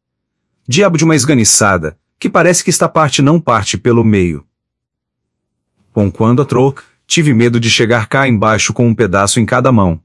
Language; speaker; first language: Portuguese; native; Portuguese